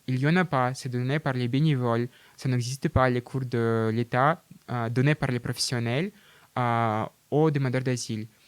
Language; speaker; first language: French; non-native, fluent; Russian